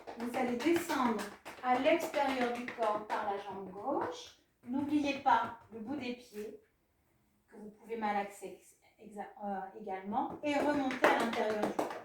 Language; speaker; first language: French; non-native, fluent; Spanish